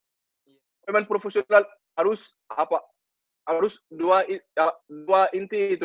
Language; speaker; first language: Indonesian; non-native, learner; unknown